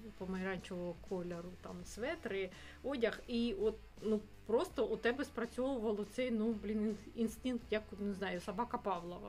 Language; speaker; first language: Ukrainian; non-native, local second language; Russian